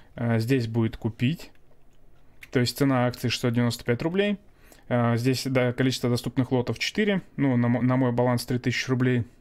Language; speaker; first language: Russian; native; Russian